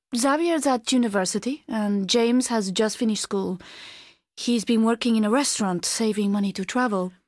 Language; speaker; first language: English; non-native, fluent; Spanish